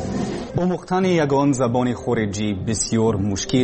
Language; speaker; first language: Persian; non-native, learner; English